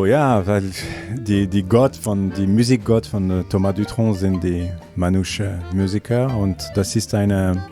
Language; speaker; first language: German; non-native, learner; French